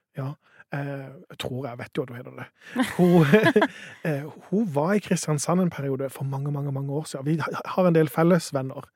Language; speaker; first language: Norwegian; native; Norwegian